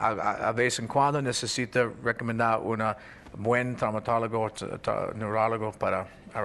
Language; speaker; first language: Spanish; non-native, fluent; English